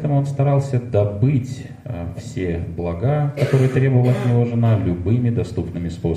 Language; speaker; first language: Russian; native; Russian